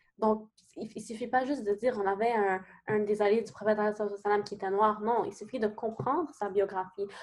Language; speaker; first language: French; early bilingual, other home language; Arabic